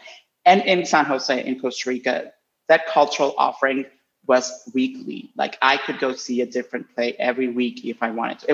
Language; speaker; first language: English; non-native, fluent; Spanish